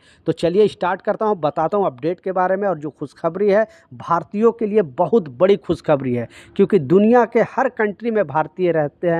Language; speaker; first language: Hindi; native; Hindi